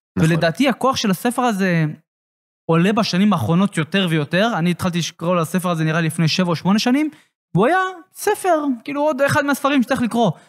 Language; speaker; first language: Hebrew; native; Hebrew